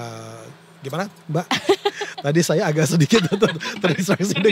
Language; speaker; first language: Indonesian; native; Indonesian